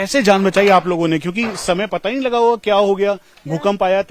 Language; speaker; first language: Hindi; native; Hindi